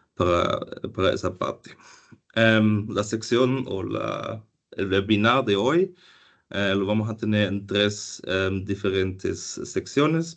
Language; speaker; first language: Spanish; non-native, fluent; German